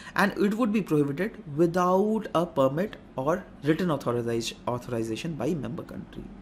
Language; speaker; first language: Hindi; non-native, local second language; Assamese